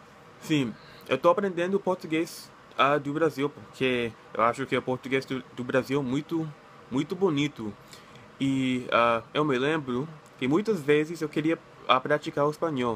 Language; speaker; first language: Portuguese; non-native, learner; English